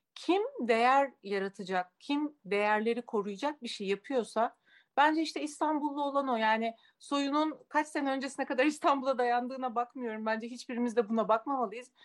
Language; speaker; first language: Turkish; native; Turkish